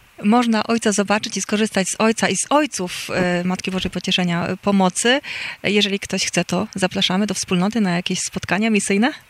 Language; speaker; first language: Polish; native; Polish